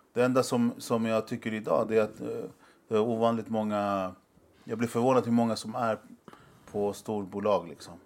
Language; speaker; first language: Swedish; early bilingual, other home language; Spanish